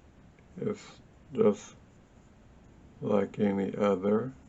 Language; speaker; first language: English; native; English